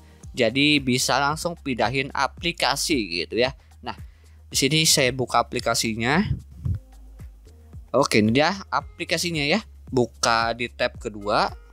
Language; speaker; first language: Indonesian; native; Indonesian